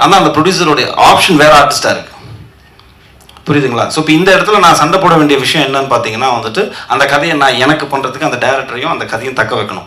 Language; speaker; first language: Tamil; native; Tamil